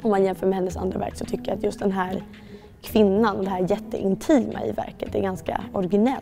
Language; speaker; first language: Swedish; native; Swedish